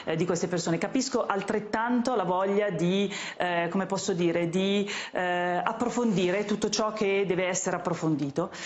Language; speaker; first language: Italian; native; Italian